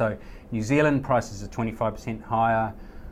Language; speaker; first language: English; native; English